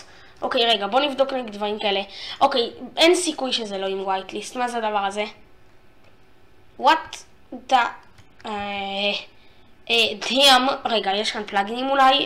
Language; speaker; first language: Hebrew; native; Hebrew